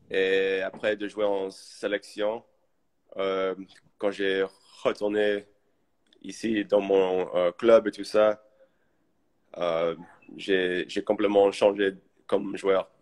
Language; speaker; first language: French; early bilingual, heritage; English